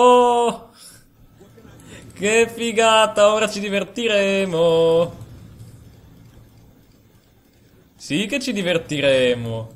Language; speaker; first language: Italian; native; Italian